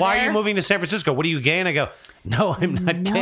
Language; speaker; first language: English; native; English